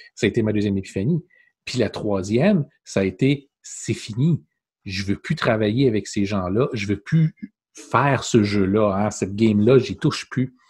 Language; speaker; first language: French; native; French